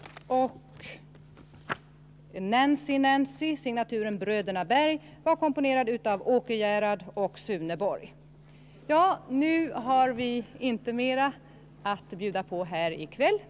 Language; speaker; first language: Swedish; native; Swedish